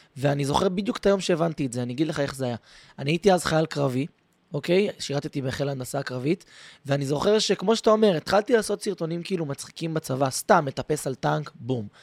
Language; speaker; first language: Hebrew; native; Hebrew